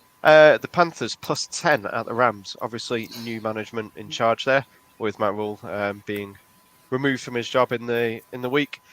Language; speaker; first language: English; native; English